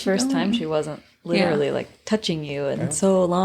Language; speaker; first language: English; native; English